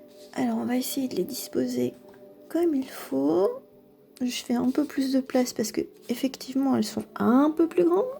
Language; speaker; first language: French; native; French